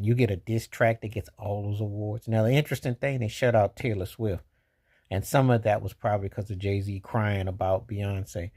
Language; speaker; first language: English; native; English